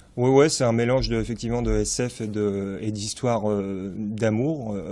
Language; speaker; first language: French; native; French